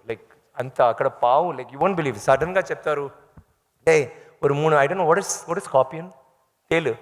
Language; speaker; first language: Telugu; non-native, learner; Tamil